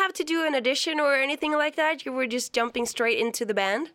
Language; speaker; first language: English; non-native, fluent; Swedish